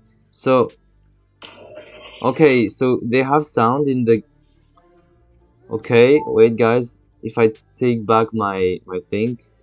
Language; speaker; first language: English; non-native, fluent; French